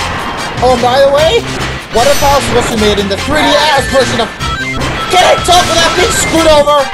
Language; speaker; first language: English; native; English